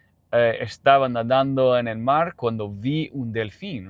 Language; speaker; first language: Spanish; non-native, learner; English